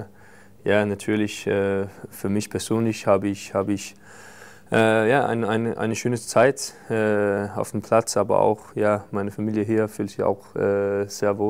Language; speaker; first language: German; non-native, fluent; Danish